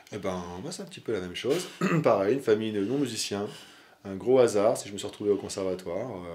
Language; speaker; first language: French; native; French